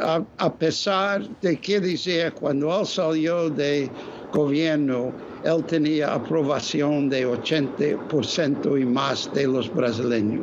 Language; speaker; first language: Spanish; non-native, fluent; English